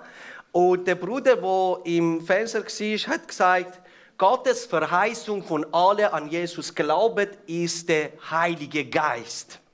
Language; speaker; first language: German; non-native, fluent; Persian